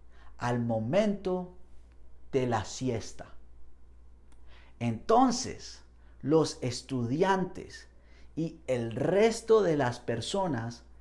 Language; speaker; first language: Spanish; non-native, fluent; English